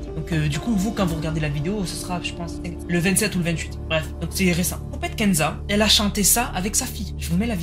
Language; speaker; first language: French; native; French